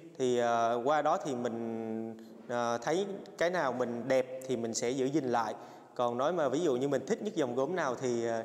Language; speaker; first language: Vietnamese; native; Vietnamese